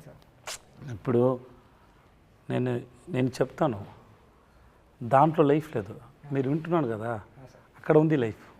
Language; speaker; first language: Telugu; non-native, learner; Tamil